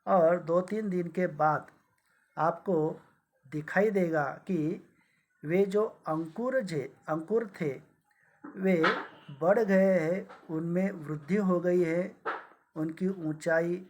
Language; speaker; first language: Hindi; non-native, local second language; Marathi